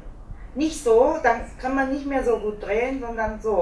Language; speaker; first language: German; non-native, learner; Japanese